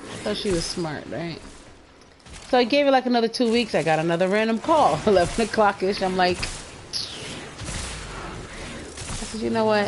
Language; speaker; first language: English; native; English